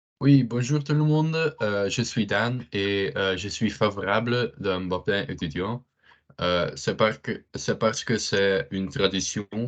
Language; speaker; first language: French; non-native, learner; Dutch